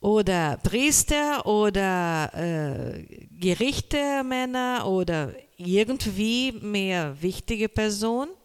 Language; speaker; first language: German; non-native, learner; Portuguese